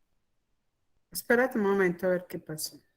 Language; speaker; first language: Spanish; native; Spanish